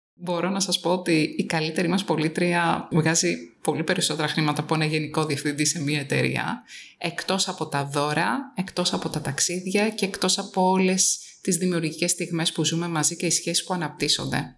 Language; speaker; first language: Greek; native; Greek